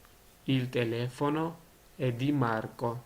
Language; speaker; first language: Italian; non-native, learner; Georgian